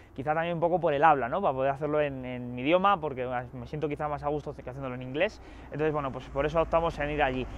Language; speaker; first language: Spanish; native; Spanish